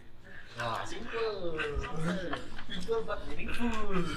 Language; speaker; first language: English; non-native, learner; Malay